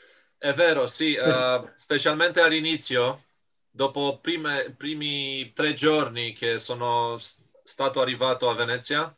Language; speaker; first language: Italian; non-native, fluent; Romanian